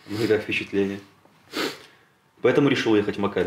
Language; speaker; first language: Russian; native; Russian